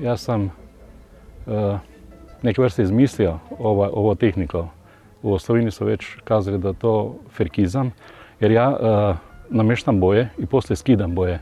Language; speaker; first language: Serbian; non-native, learner; Slovenian